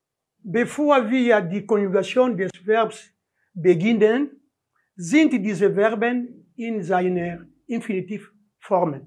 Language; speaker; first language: German; non-native, learner; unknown